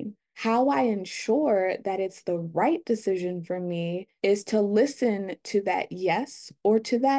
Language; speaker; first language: English; native; English